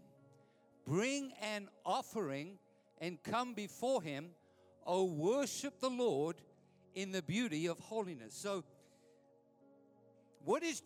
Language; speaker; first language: English; native; English